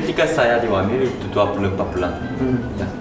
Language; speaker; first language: Indonesian; non-native, fluent; Korean